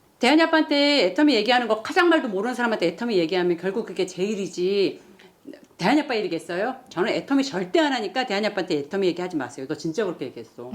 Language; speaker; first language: Korean; native; Korean